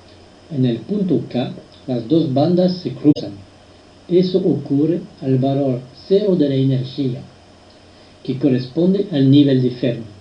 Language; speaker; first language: Spanish; non-native, fluent; French